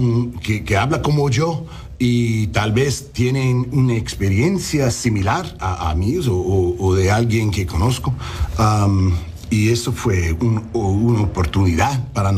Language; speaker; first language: Spanish; non-native, learner; English